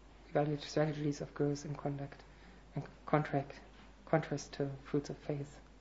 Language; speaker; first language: English; non-native, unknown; German